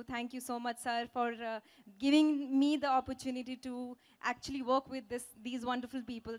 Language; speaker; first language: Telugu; non-native, local second language; Hindi